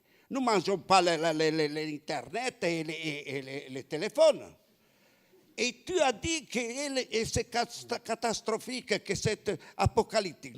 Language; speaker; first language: French; non-native, fluent; Italian